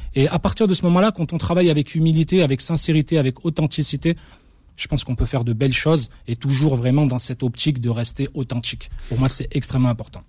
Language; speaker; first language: French; early bilingual, other home language; Arabic